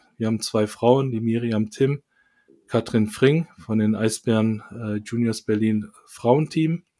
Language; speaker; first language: German; early bilingual, other home language; Korean